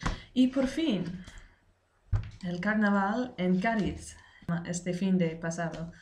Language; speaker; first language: Spanish; non-native, learner; English